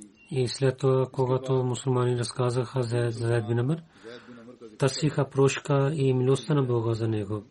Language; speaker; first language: Bulgarian; non-native, learner; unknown